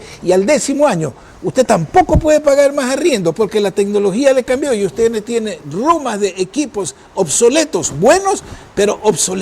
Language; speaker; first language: Spanish; native; Spanish